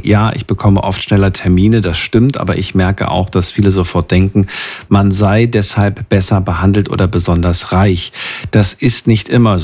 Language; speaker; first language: German; native; German